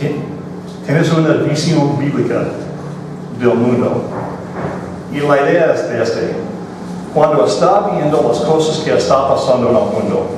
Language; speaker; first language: Spanish; non-native, fluent; English